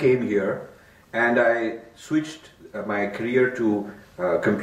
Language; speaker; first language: English; non-native, local second language; Hindi